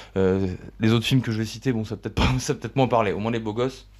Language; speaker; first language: French; native; French